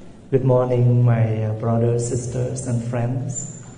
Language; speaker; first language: English; non-native, fluent; Vietnamese